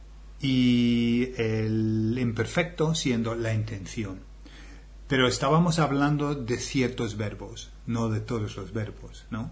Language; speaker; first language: Spanish; non-native, fluent; English